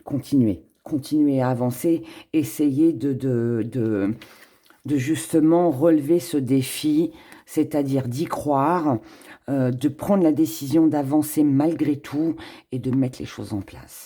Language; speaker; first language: French; native; French